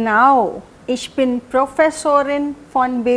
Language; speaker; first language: German; non-native, fluent; Hindi